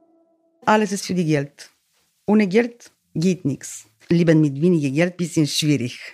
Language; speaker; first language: German; non-native, learner; Bulgarian